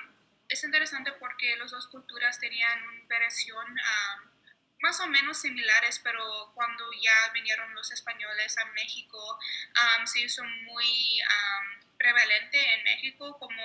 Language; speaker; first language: Spanish; early bilingual, heritage; Spanish